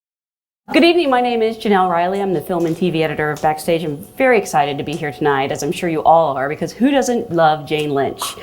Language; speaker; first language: English; native; English